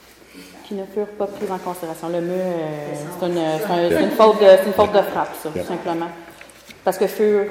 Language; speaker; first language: French; native; French